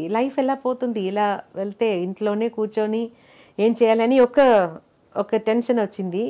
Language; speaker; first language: Telugu; non-native, local second language; Malayalam